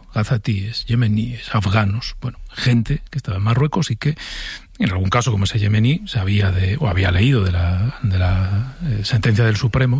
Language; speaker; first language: Spanish; native; Spanish